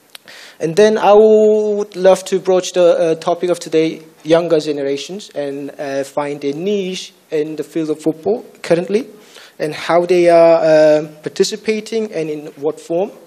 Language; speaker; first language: English; non-native, fluent; Korean